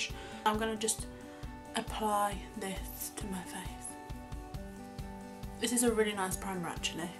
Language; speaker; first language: English; native; English